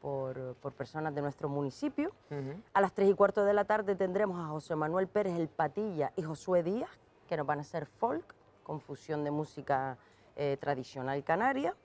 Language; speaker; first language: Spanish; native; Spanish